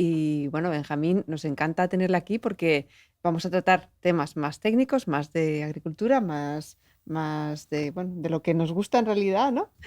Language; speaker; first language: Spanish; native; Spanish